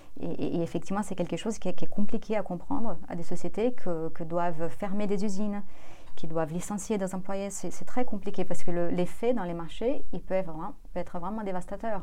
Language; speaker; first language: French; non-native, fluent; Portuguese